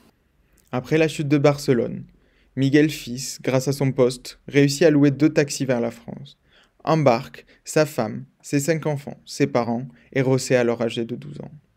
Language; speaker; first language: French; native; French